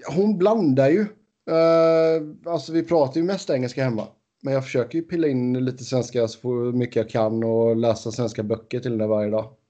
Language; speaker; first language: Swedish; native; Swedish